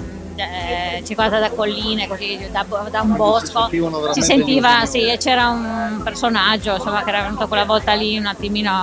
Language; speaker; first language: Italian; native; Italian